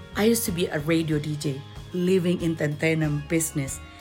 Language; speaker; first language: English; non-native, fluent; Indonesian